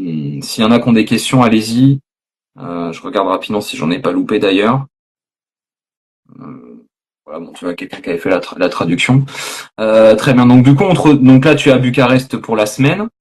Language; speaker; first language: French; native; French